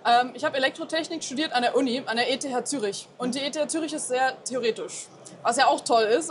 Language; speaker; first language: German; native; German